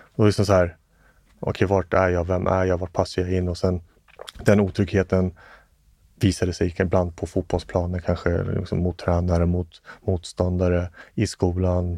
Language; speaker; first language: Swedish; early bilingual, other home language; English